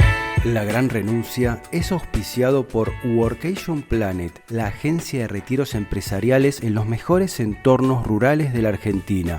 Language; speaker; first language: Spanish; native; Spanish